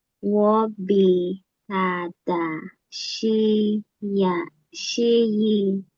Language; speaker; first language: Chinese; non-native, learner; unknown